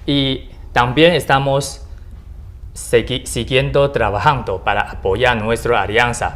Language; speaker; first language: Spanish; non-native, learner; Chinese